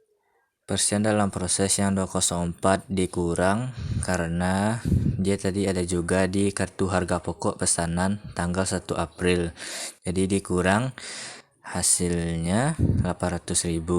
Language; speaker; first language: Indonesian; native; Indonesian